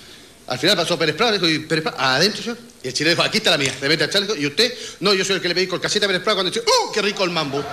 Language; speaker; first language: Spanish; native; Spanish